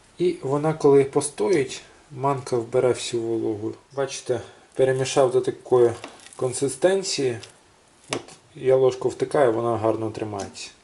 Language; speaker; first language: Ukrainian; native; Ukrainian